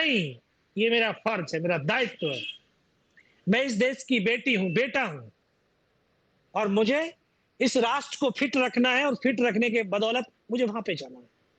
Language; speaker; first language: Hindi; native; Hindi